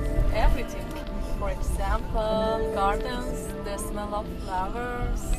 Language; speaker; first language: English; non-native, learner; Persian